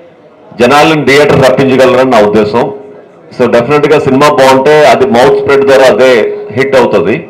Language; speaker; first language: Telugu; native; Telugu